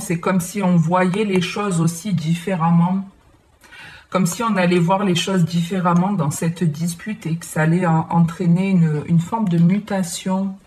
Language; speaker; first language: French; native; French